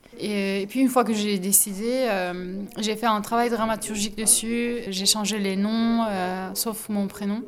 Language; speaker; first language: French; non-native, fluent; Turkish